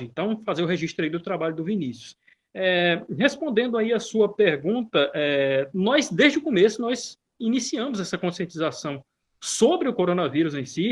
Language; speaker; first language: Portuguese; native; Portuguese